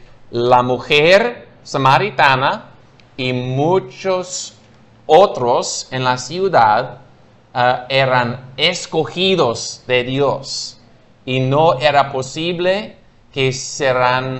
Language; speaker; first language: Spanish; non-native, fluent; English